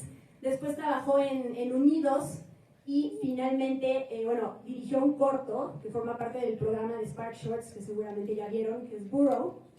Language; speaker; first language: Spanish; native; Spanish